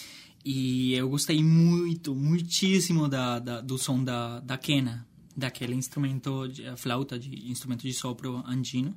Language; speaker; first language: Portuguese; non-native, fluent; Spanish